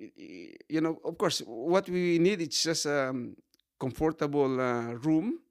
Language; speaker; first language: English; non-native, local second language; Hiligaynon